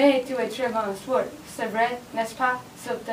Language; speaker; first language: French; non-native, learner; English